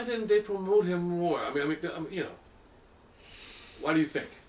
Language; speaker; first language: English; native; English